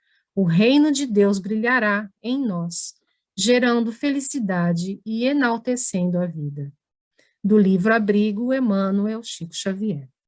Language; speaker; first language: Portuguese; native; Portuguese